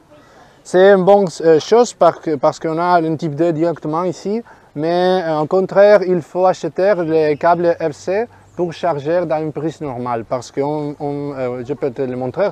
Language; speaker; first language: French; non-native, fluent; Spanish